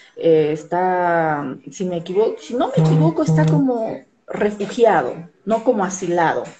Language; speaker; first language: Spanish; native; Spanish